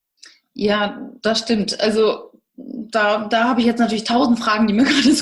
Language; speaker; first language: German; native; German